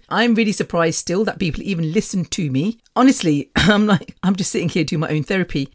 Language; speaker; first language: English; early bilingual, other home language; Punjabi